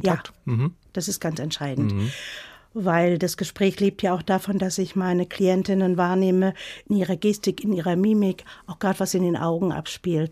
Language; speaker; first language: German; native; German